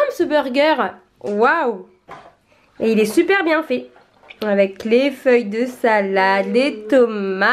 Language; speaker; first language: French; native; French